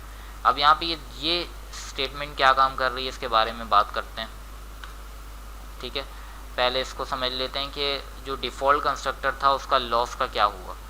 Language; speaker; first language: Hindi; native; Hindi